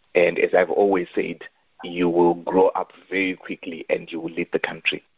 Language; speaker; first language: English; non-native, local second language; Shona